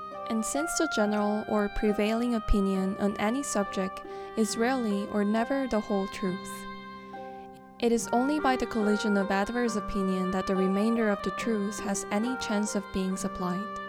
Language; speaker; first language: English; non-native, fluent; Korean